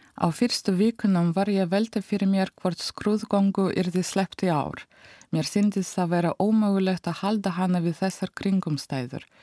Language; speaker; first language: Icelandic; non-native, fluent; Russian